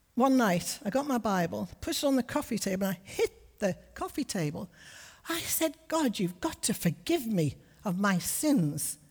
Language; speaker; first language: English; native; English